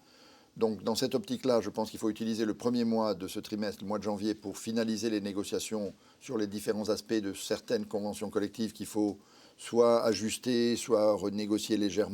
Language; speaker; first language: French; native; French